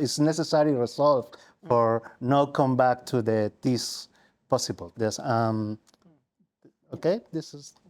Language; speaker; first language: English; non-native, learner; Spanish